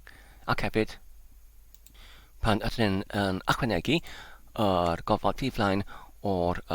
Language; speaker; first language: Welsh; non-native, learner; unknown